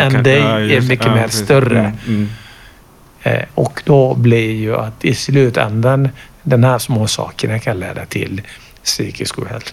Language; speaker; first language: Swedish; non-native, fluent; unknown